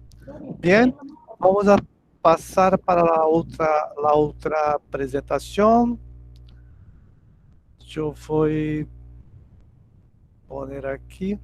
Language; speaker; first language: Spanish; non-native, learner; Portuguese